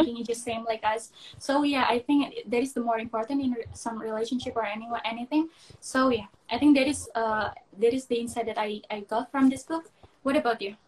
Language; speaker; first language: English; non-native, local second language; Indonesian